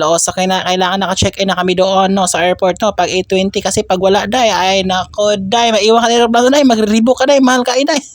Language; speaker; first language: Filipino; non-native, local second language; Cebuano